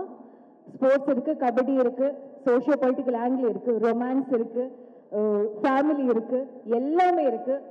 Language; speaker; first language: Tamil; non-native, local second language; Malayalam